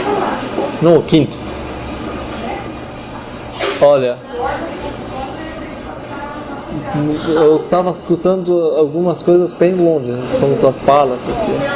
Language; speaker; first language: Portuguese; non-native, fluent; Arabic